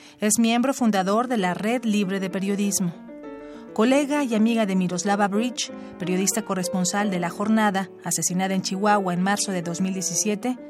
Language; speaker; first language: Spanish; native; Spanish